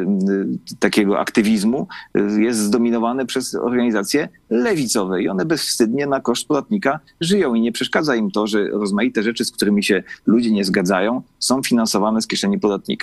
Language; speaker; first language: Polish; native; Polish